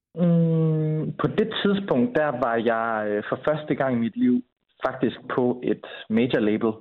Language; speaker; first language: Danish; native; Danish